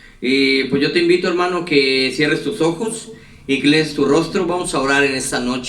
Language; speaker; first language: Spanish; native; Spanish